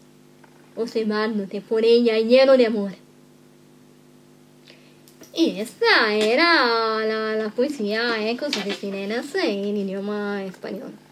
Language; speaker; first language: Spanish; non-native, learner; Italian